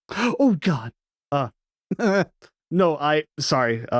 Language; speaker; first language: English; native; English